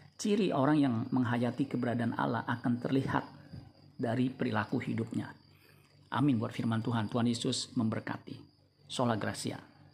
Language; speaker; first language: Indonesian; native; Indonesian